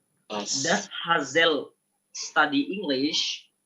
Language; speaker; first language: English; non-native, learner; Indonesian